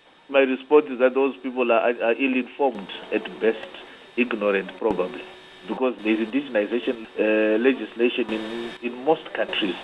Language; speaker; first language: English; non-native, local second language; Shona